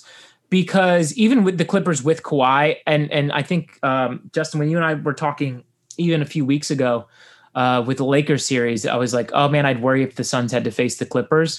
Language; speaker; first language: English; native; English